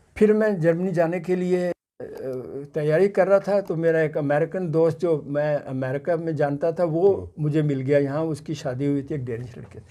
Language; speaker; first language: Urdu; non-native, local second language; Punjabi